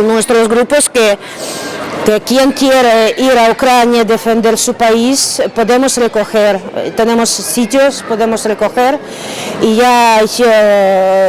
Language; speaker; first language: Spanish; non-native, fluent; Ukrainian